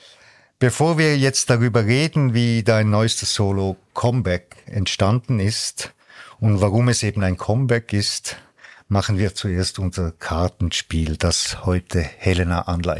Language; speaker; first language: German; native; German